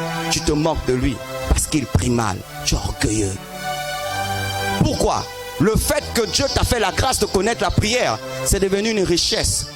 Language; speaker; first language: French; non-native, local second language; Lingala